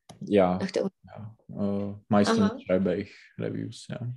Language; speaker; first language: German; non-native, learner; Czech